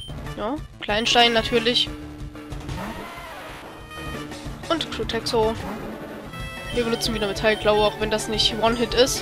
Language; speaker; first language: German; native; German